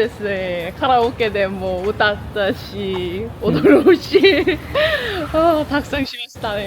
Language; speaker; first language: Japanese; non-native, fluent; Korean